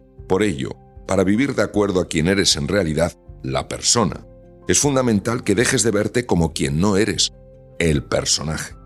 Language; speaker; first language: Spanish; native; Spanish